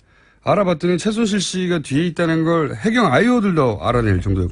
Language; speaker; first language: Korean; native; Korean